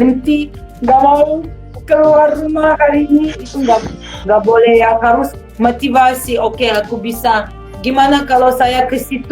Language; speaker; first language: Indonesian; non-native, fluent; Russian